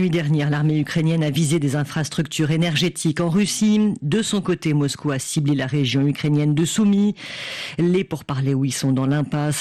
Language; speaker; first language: French; native; French